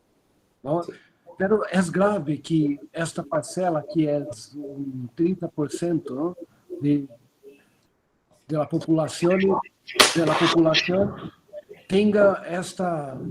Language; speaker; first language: Spanish; non-native, learner; Portuguese